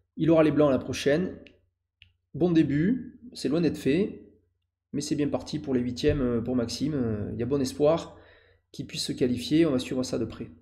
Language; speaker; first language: French; native; French